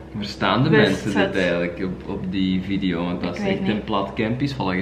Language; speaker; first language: Dutch; native; Dutch